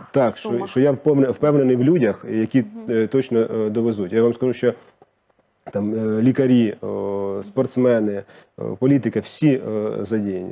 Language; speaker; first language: Ukrainian; non-native, local second language; Russian